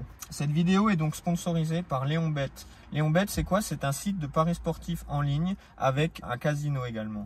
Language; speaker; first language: French; native; French